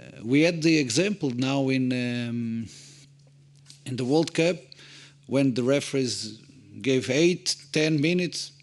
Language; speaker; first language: English; non-native, fluent; Portuguese